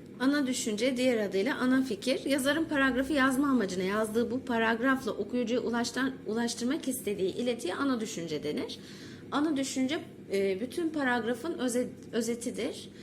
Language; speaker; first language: Turkish; native; Turkish